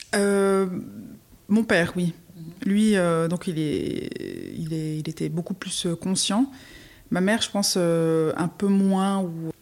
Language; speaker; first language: French; native; French